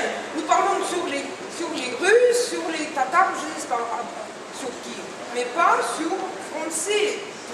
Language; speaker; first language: French; non-native, learner; Russian